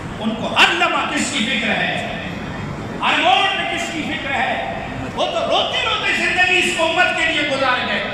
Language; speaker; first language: Urdu; non-native, local second language; Punjabi